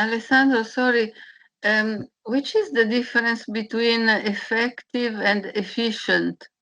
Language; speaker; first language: English; non-native, learner; Italian